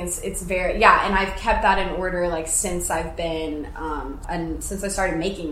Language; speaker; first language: English; native; English